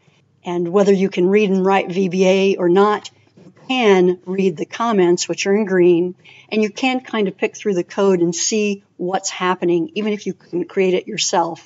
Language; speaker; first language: English; native; English